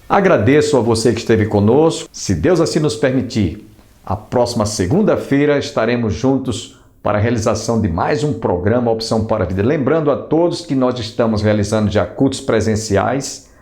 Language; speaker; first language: Portuguese; native; Portuguese